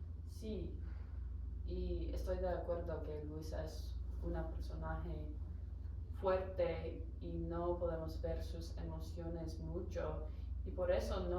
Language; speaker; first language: Spanish; non-native, learner; English